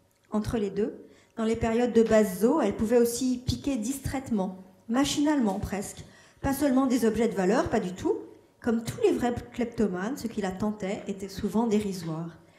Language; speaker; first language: French; native; French